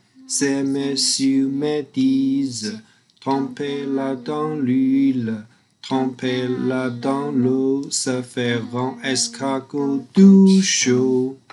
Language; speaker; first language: French; non-native, learner; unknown